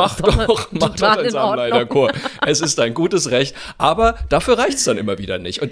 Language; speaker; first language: German; native; German